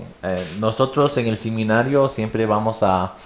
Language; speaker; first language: Spanish; non-native, fluent; English